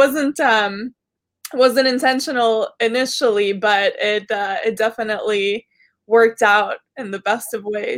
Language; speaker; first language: English; early bilingual, other home language; Arabic